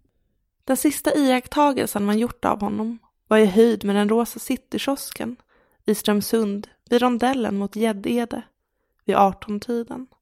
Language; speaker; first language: Swedish; native; Swedish